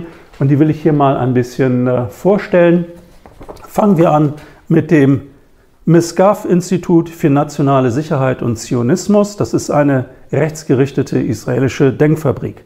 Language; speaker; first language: German; native; German